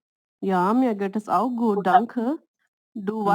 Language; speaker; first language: German; non-native, learner; Urdu